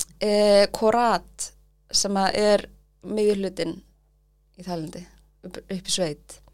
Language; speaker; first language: Icelandic; early bilingual, other home language; Thai